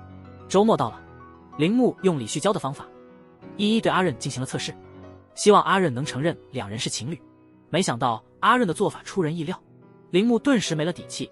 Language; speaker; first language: Chinese; native; Chinese